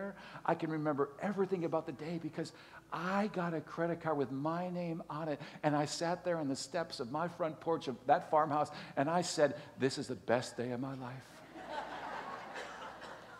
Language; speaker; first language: English; native; English